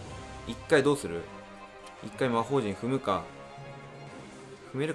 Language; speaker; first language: Japanese; native; Japanese